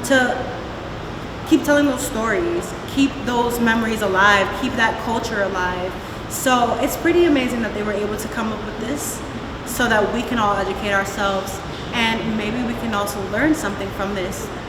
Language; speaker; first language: English; early bilingual, other home language; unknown